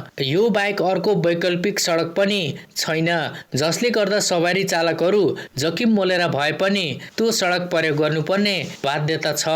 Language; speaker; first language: Nepali; native; Nepali